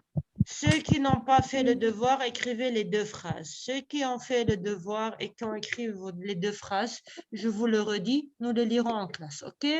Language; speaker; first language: French; non-native, local second language; Arabic